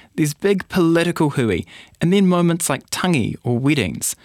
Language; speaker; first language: English; native; English